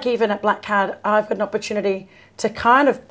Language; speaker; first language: English; native; English